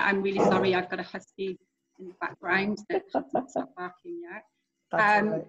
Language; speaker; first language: English; native; English